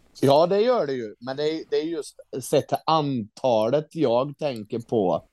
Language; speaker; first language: Swedish; native; Swedish